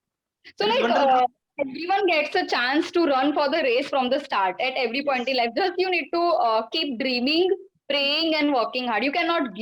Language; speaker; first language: English; non-native, local second language; Gujarati